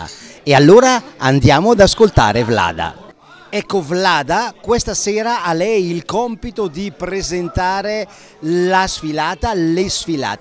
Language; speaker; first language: Italian; native; Italian